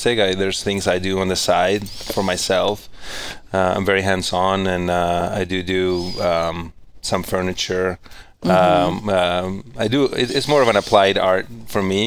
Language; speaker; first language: English; non-native, fluent; Spanish